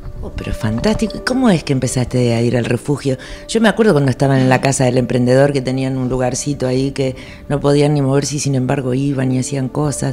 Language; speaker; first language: Spanish; native; Spanish